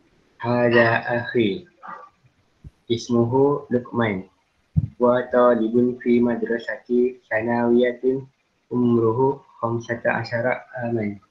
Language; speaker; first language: Arabic; non-native, learner; Malay